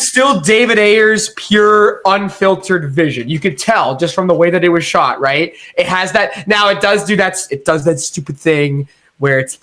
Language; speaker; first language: English; native; English